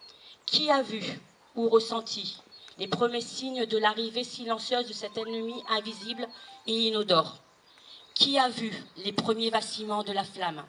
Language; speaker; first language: French; native; French